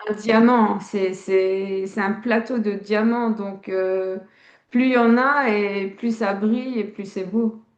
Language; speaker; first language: French; early bilingual, other home language; Tachelhit